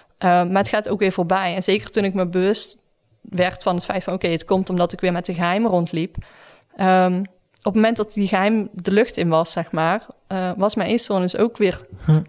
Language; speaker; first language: Dutch; native; Dutch